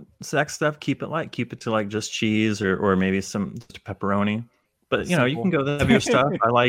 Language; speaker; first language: English; native; English